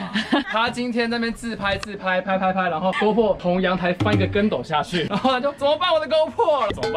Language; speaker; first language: Chinese; native; Chinese